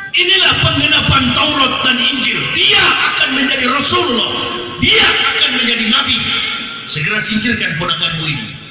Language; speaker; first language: Indonesian; native; Indonesian